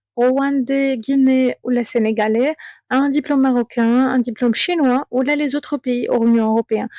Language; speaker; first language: French; non-native, local second language; Arabic